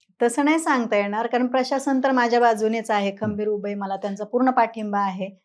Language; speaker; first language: Marathi; native; Marathi